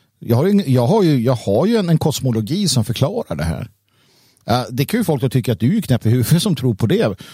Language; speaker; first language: Swedish; native; Swedish